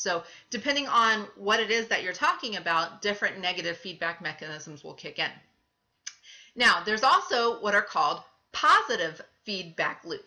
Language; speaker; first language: English; native; English